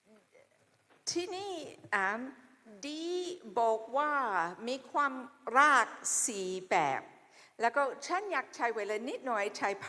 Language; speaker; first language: Thai; non-native, fluent; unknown